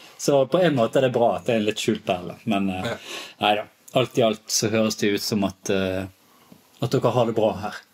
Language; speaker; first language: Norwegian; native; Norwegian